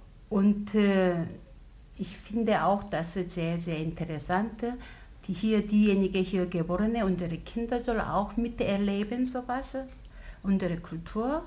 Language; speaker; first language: German; non-native, learner; Korean